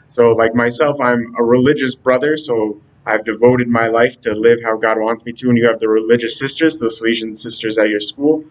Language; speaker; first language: English; native; English